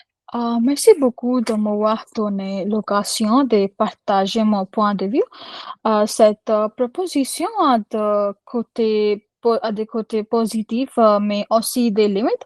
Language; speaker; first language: French; non-native, learner; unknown